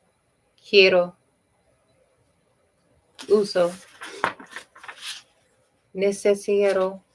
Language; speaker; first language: Spanish; non-native, learner; English